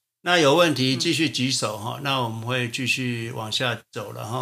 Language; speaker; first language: Chinese; native; Chinese